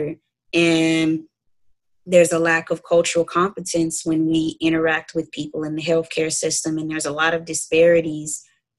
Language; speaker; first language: English; native; English